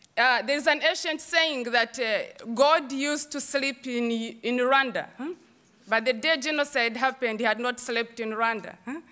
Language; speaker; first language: English; non-native, local second language; Kinyarwanda